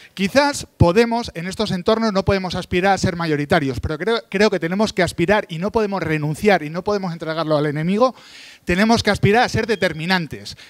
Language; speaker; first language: Spanish; native; Spanish